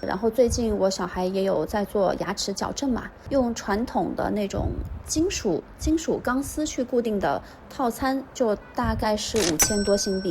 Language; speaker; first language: Chinese; native; Chinese